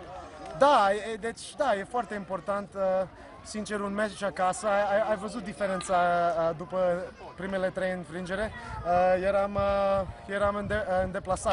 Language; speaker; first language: Romanian; early bilingual, heritage; Romanian